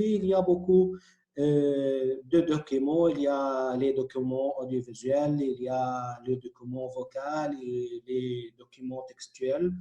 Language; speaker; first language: French; non-native, fluent; Arabic